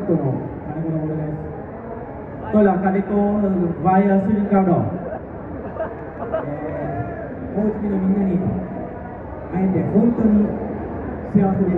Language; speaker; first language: Vietnamese; non-native, learner; Japanese